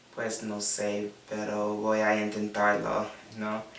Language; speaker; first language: Spanish; non-native, learner; English